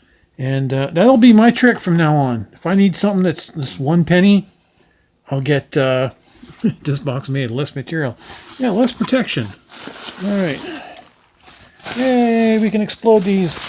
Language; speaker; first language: English; native; English